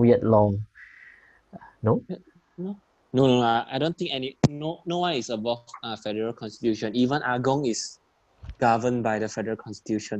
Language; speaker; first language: English; non-native, local second language; Chinese